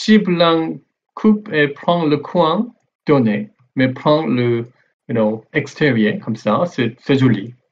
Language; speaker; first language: French; non-native, learner; Korean